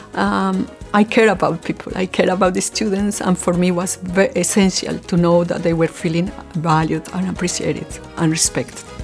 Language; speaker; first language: English; non-native, fluent; Spanish